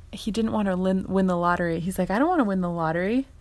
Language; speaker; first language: English; native; English